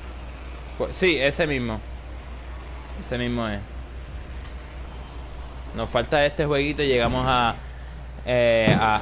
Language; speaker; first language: Spanish; early bilingual, heritage; Spanish